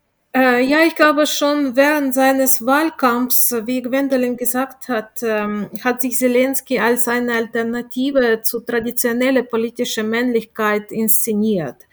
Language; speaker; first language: German; non-native, fluent; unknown